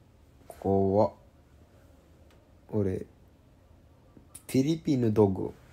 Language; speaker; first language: Japanese; non-native, learner; English